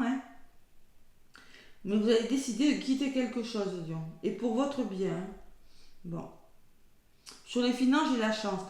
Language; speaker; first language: French; native; French